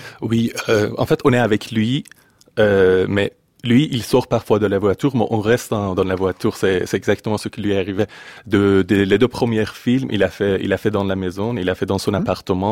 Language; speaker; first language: French; non-native, fluent; Persian